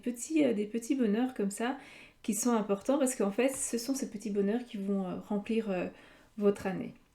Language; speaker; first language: French; native; French